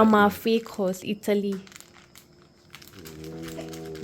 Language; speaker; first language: English; non-native, learner; Thai